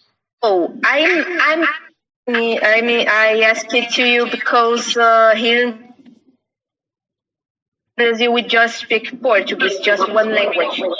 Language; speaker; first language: English; non-native, learner; Portuguese